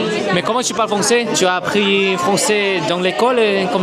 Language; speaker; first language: French; non-native, learner; Indonesian